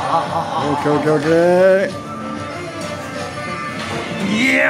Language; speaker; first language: Japanese; non-native, fluent; French